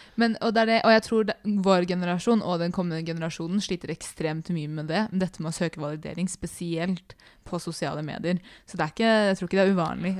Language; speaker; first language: Norwegian; early bilingual, other home language; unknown